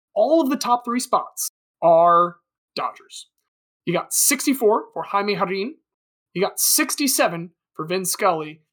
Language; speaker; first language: English; native; English